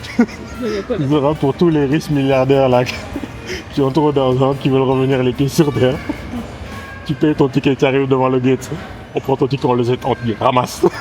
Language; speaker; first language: French; non-native, local second language; Wolof